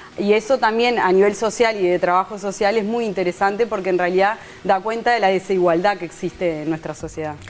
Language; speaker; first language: Spanish; native; Spanish